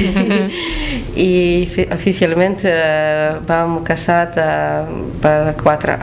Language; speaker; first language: Catalan; non-native, learner; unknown